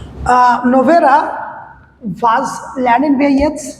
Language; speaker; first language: German; non-native, fluent; Bangla